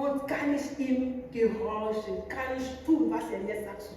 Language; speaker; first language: German; non-native, learner; French